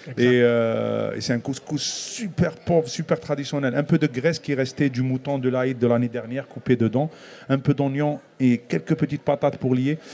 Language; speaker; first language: French; non-native, local second language; Kabyle